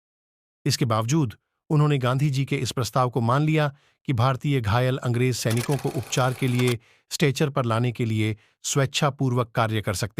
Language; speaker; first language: Hindi; native; Hindi